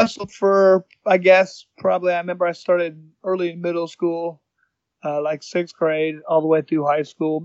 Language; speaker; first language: English; native; English